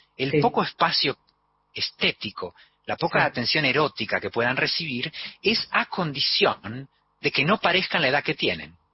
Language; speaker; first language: Spanish; native; Spanish